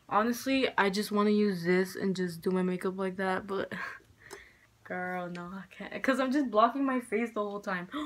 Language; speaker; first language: English; native; English